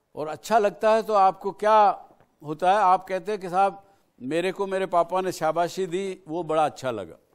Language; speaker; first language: Hindi; native; Hindi